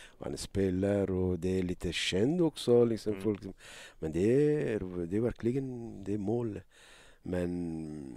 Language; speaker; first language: Swedish; non-native, learner; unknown